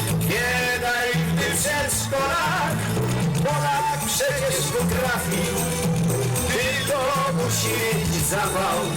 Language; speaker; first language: Polish; native; Polish